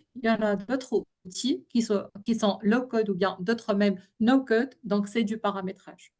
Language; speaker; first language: French; non-native, local second language; Arabic